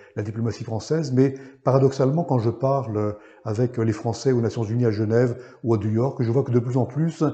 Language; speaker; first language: French; native; French